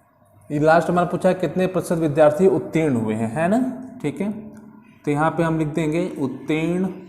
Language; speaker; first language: Hindi; native; Hindi